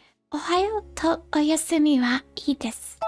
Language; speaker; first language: Japanese; non-native, learner; English